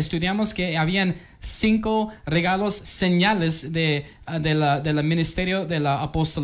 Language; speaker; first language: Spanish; early bilingual, heritage; English